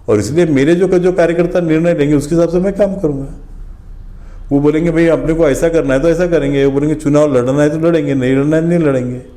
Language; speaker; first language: Hindi; non-native, local second language; Marathi